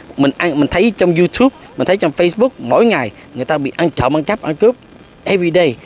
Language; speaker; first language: Vietnamese; early bilingual, other home language; English